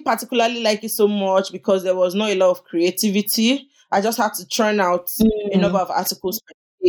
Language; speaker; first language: English; non-native, local second language; Yoruba